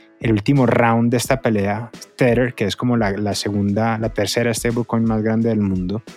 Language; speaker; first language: Spanish; native; Spanish